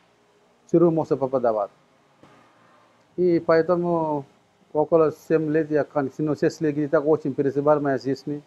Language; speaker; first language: Russian; non-native, learner; Sinhala